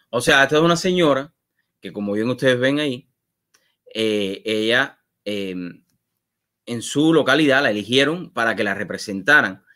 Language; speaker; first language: Spanish; native; Spanish